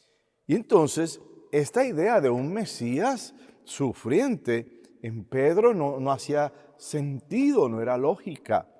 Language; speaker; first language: Spanish; native; Spanish